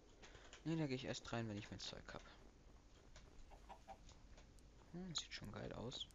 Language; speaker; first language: German; native; German